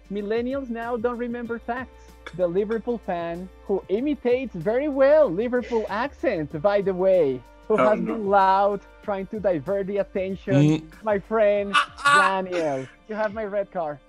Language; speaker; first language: English; non-native, fluent; Spanish